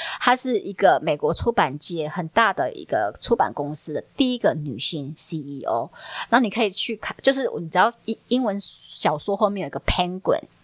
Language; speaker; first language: Chinese; native; Chinese